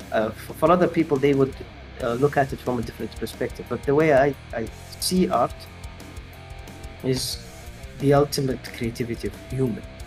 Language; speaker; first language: English; non-native, fluent; Arabic